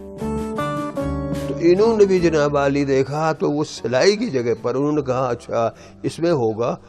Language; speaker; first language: Urdu; non-native, local second language; Balti